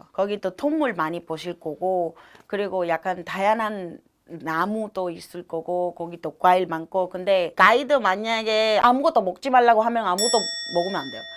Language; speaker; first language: Korean; non-native, fluent; Spanish